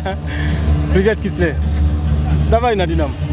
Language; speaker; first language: Russian; non-native, learner; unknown